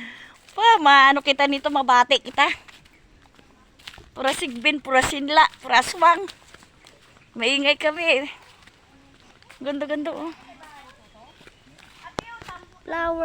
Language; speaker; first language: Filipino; non-native, local second language; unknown